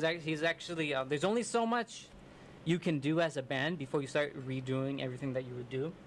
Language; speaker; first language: English; early bilingual, other home language; Spanish